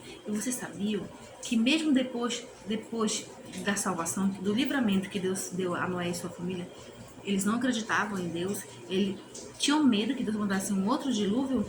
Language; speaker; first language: Portuguese; native; Portuguese